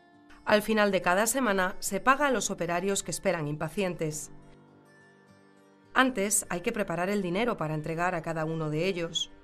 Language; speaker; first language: Spanish; native; Spanish